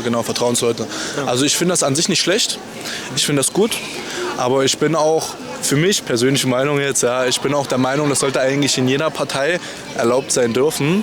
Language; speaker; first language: German; native; German